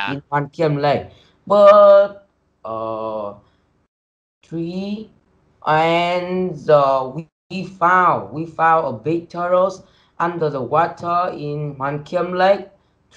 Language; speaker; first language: English; non-native, learner; Vietnamese